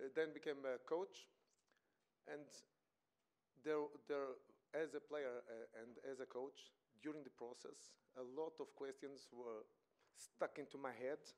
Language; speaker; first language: English; non-native, fluent; Portuguese